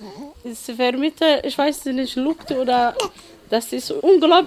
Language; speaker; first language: German; non-native, learner; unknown